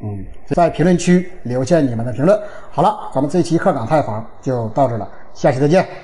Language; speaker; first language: Chinese; native; Chinese